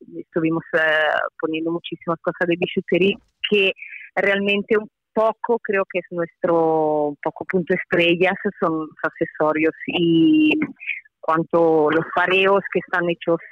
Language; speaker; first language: Spanish; non-native, fluent; Italian